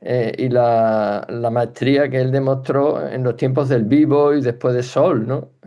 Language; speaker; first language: Spanish; native; Spanish